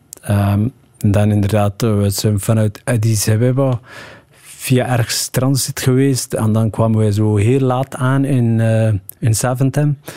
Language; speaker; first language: Dutch; early bilingual, other home language; Somali